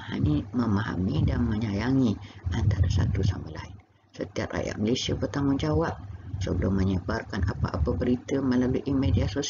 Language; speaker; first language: Malay; native; Malay